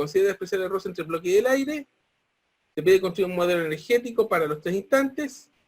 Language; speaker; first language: Spanish; native; Spanish